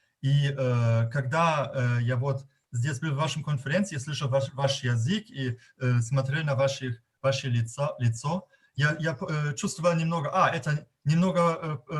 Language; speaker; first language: Russian; non-native, fluent; German